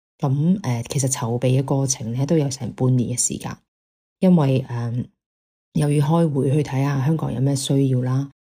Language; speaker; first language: Cantonese; native; Cantonese